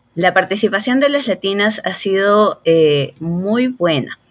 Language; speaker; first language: Spanish; native; Spanish